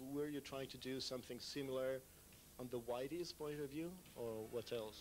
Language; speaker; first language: English; non-native, fluent; Italian